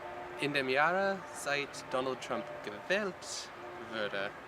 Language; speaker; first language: German; non-native, learner; English